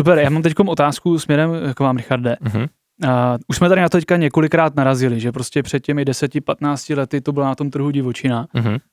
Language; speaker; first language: Czech; native; Czech